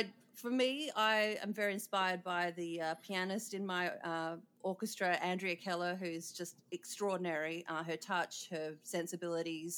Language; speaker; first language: English; native; English